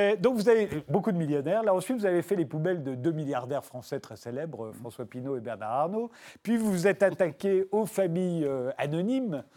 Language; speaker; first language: French; native; French